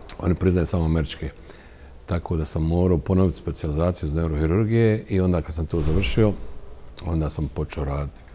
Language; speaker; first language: Bosnian; native; Bosnian